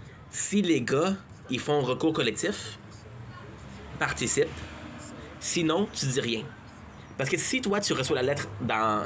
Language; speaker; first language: French; native; French